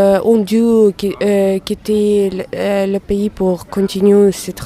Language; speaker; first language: French; non-native, fluent; Russian